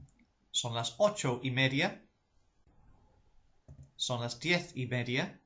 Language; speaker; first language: Spanish; non-native, fluent; English